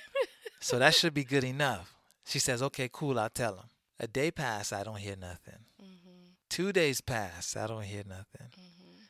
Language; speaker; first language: English; early bilingual, other home language; Haitian Creole